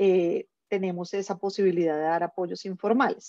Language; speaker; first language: Spanish; native; Spanish